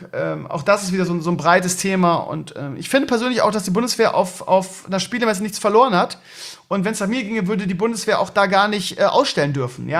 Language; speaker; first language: German; native; German